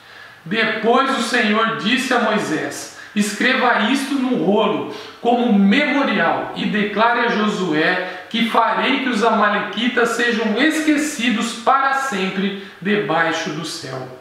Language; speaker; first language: Portuguese; native; Portuguese